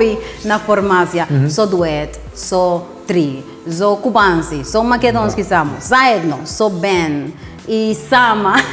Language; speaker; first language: Macedonian; non-native, fluent; Spanish